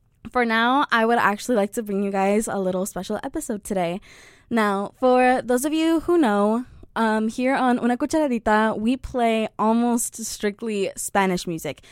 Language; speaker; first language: English; early bilingual, other home language; Spanish